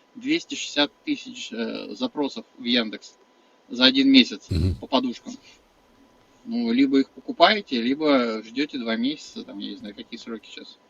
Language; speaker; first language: Russian; native; Russian